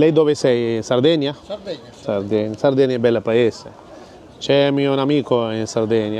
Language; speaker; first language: Italian; non-native, learner; Malayalam